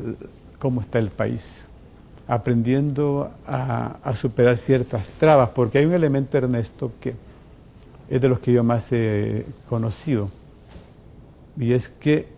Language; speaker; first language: Spanish; native; Spanish